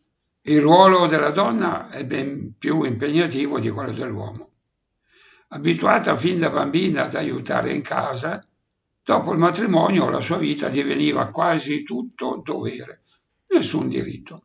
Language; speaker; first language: Italian; native; Italian